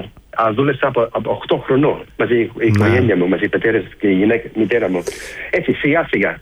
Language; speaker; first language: Greek; early bilingual, heritage; Greek